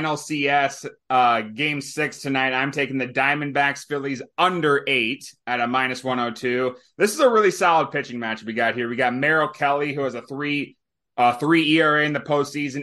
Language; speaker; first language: English; native; English